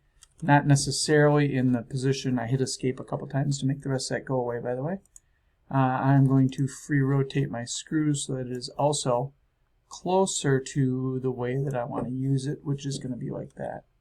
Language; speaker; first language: English; native; English